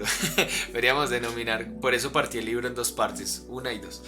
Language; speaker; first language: Spanish; native; Spanish